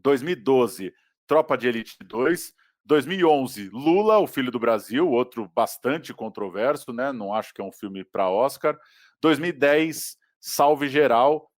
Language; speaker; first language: Portuguese; native; Portuguese